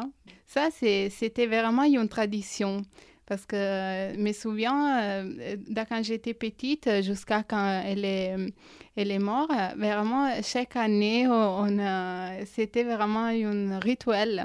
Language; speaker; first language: French; non-native, fluent; Italian